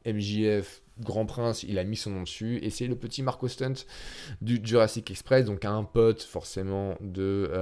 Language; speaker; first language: French; native; French